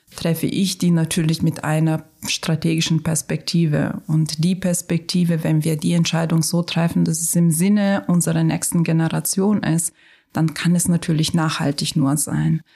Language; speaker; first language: German; non-native, fluent; Turkish